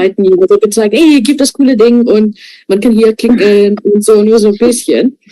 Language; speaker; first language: German; non-native, fluent; Afrikaans